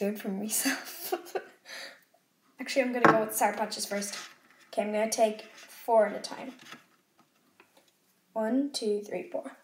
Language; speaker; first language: English; native; English